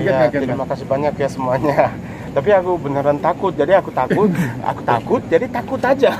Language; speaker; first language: Indonesian; non-native, learner; Japanese